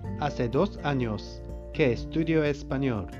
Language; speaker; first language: Spanish; non-native, fluent; Japanese